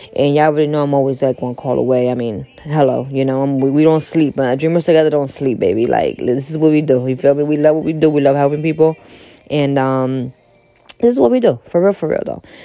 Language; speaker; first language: English; early bilingual, other home language; Spanish